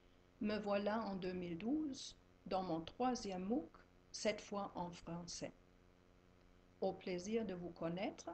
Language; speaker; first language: French; non-native, fluent; German